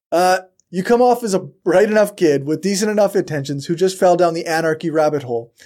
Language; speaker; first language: English; native; English